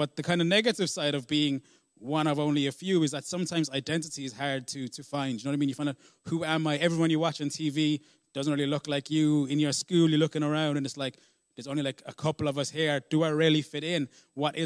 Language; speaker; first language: English; native; English